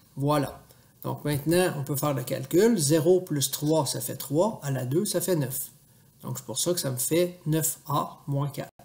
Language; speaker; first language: French; native; French